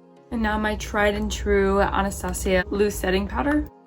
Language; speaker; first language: English; native; English